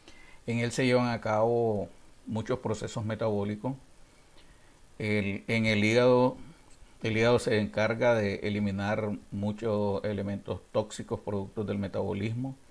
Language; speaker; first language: Spanish; native; Spanish